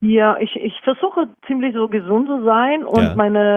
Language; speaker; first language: German; non-native, fluent; Norwegian